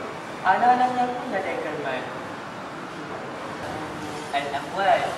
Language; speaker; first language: Arabic; non-native, learner; Malay